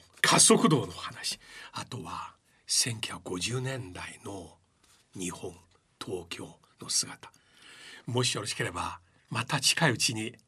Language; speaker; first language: Japanese; non-native, fluent; Chinese